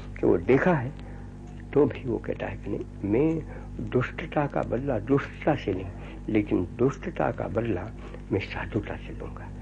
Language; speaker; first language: Hindi; non-native, local second language; Gujarati